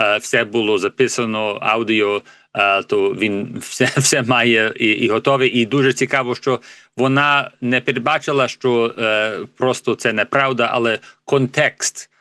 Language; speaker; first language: Ukrainian; early bilingual, heritage; English